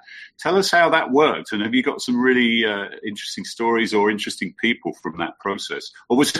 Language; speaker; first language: English; native; English